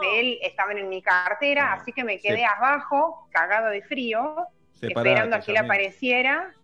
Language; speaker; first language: Spanish; native; Spanish